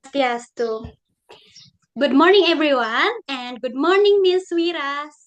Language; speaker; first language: English; non-native, learner; Indonesian